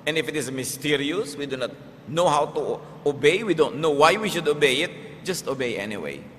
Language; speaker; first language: English; non-native, local second language; Filipino